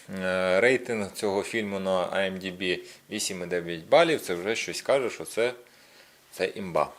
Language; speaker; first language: Ukrainian; non-native, local second language; Russian